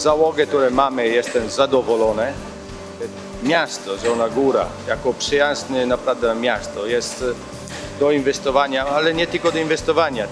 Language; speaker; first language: Polish; non-native, learner; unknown